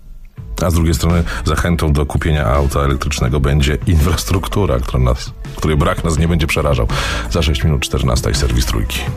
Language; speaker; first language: Polish; native; Polish